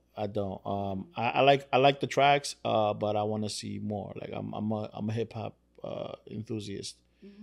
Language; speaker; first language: English; native; English